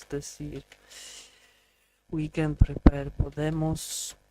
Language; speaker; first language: Spanish; non-native, learner; English